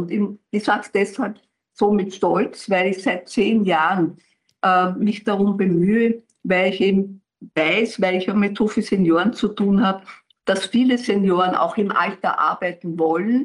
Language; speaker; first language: German; native; German